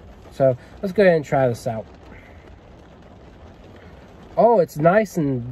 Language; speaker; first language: English; native; English